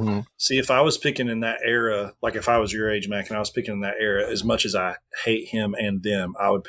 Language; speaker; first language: English; native; English